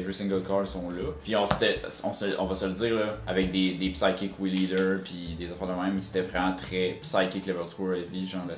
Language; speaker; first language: French; native; French